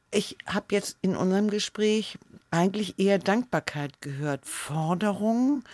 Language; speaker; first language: German; native; German